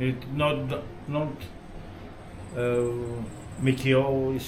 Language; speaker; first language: English; non-native, learner; Greek